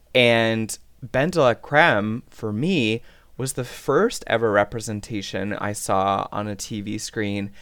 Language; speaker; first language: English; native; English